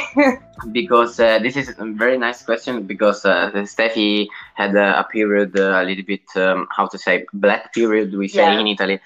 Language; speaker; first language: English; non-native, learner; Italian